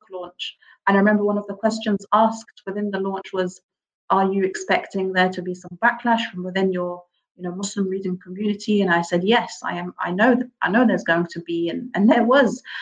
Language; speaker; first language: English; native; English